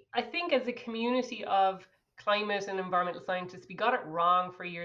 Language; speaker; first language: English; native; English